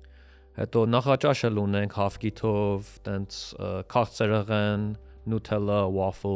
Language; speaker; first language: Armenian; early bilingual, heritage; Armenian